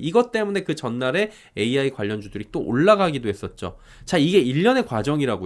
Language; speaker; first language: Korean; native; Korean